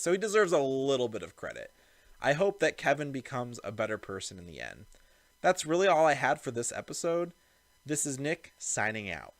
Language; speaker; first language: English; native; English